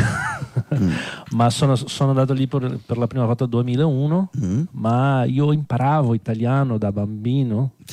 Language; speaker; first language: Italian; non-native, fluent; Portuguese